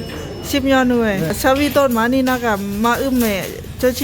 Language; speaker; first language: Korean; non-native, learner; Lao